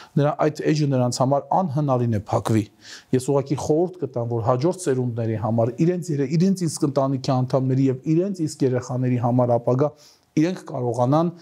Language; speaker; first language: Armenian; native; Armenian